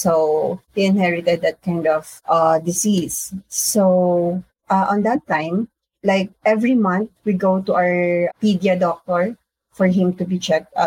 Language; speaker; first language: English; non-native, local second language; Filipino